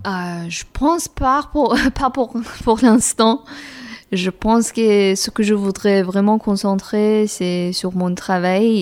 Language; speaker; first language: French; non-native, fluent; Persian